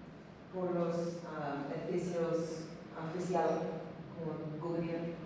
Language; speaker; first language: Spanish; non-native, learner; English